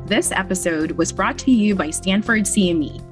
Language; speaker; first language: English; non-native, local second language; Filipino